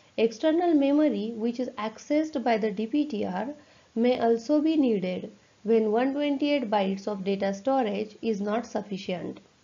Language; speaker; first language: English; non-native, local second language; Marathi